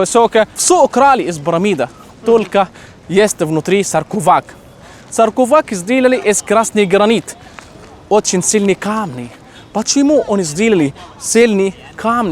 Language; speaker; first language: Russian; non-native, learner; Arabic